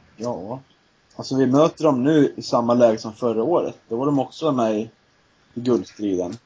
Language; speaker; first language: Swedish; native; Swedish